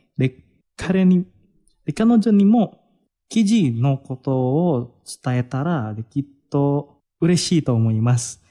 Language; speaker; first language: Japanese; non-native, fluent; Indonesian